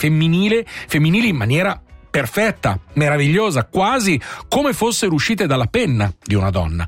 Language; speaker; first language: Italian; native; Italian